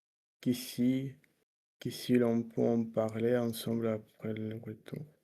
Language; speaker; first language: French; non-native, learner; Russian